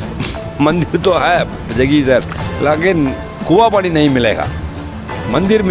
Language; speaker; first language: Hindi; non-native, local second language; Tamil